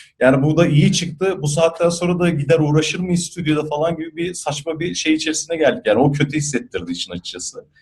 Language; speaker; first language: Turkish; native; Turkish